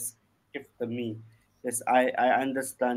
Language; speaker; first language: English; non-native, learner; Chinese